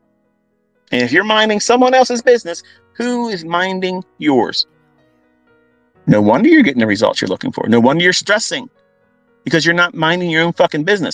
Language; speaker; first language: English; native; English